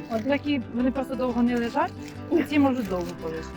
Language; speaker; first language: Ukrainian; native; Ukrainian